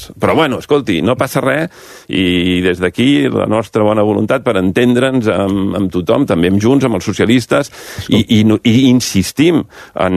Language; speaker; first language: Catalan; native; Catalan